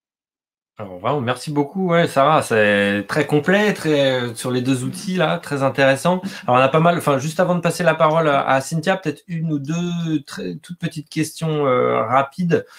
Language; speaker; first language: French; native; French